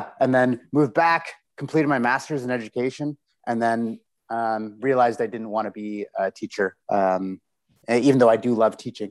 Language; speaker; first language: English; native; English